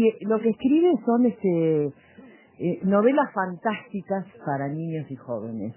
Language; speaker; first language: Spanish; native; Spanish